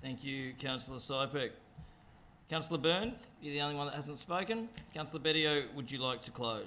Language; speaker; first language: English; native; English